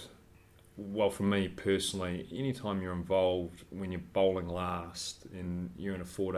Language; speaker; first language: English; native; English